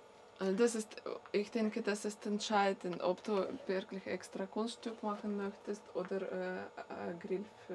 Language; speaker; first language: German; non-native, fluent; Russian